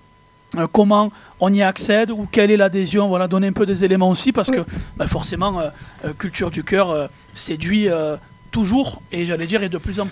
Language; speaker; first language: French; native; French